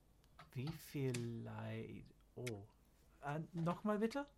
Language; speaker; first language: German; non-native, learner; English